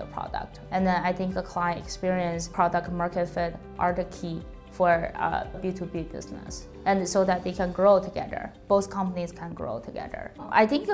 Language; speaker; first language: English; non-native, fluent; Chinese